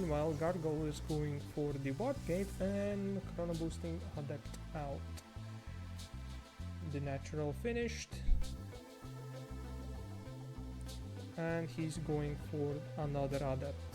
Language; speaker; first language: English; non-native, fluent; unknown